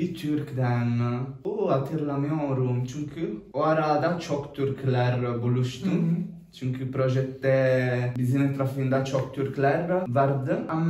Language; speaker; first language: Turkish; non-native, learner; Italian